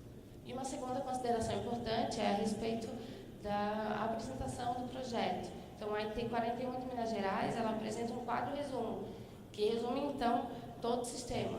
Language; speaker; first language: Portuguese; native; Portuguese